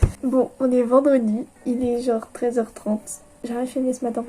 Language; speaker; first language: French; native; French